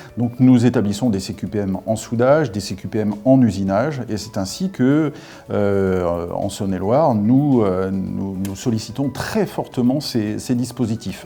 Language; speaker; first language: French; native; French